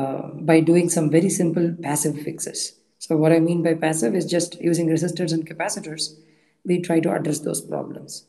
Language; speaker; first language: English; non-native, local second language; Tamil